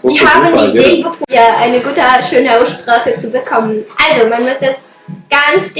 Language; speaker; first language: German; non-native, fluent; Russian